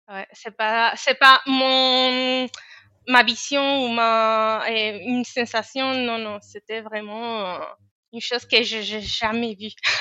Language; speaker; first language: French; non-native, fluent; Spanish